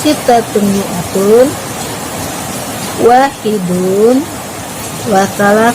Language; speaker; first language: Arabic; non-native, learner; Indonesian